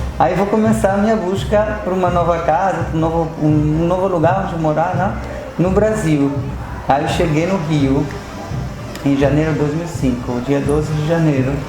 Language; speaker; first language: Portuguese; non-native, fluent; Arabic